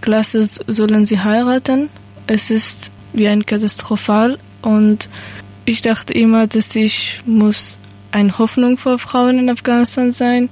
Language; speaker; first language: German; non-native, learner; Persian